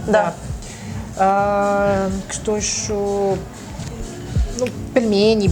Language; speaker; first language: Russian; non-native, learner; Portuguese